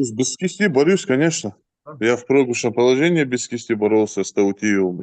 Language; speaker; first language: Russian; native; Russian